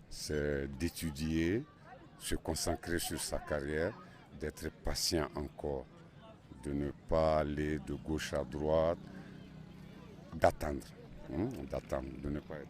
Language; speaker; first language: French; non-native, local second language; Bambara